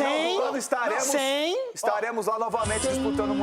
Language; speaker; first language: Portuguese; native; Portuguese